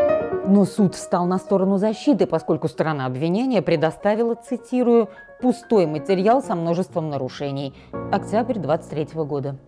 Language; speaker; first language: Russian; native; Russian